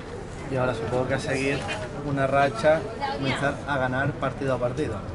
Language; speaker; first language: Spanish; native; Spanish